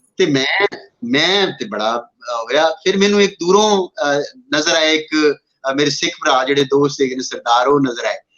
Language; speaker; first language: Punjabi; native; Punjabi